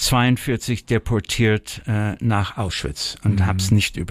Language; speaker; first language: German; early bilingual, heritage; German